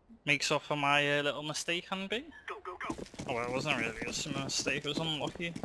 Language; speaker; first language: English; native; English